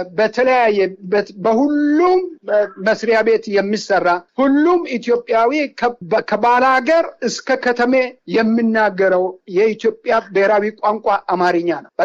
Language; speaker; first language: Amharic; non-native, local second language; Wolaytta